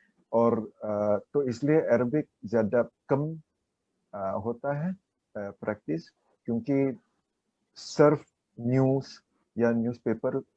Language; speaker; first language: Hindi; non-native, learner; Chinese